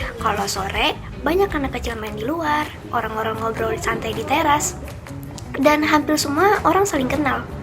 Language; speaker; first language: Indonesian; native; Indonesian